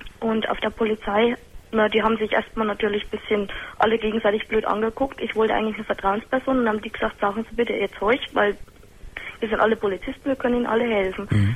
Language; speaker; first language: German; native; German